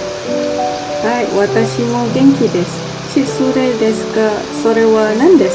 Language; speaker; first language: Japanese; non-native, learner; Malay